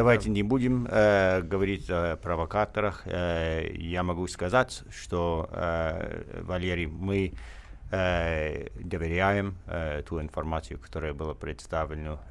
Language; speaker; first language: Russian; non-native, fluent; English